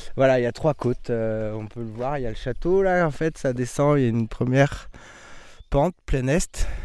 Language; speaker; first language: French; native; French